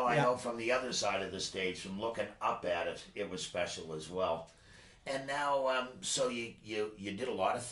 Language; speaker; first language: English; native; English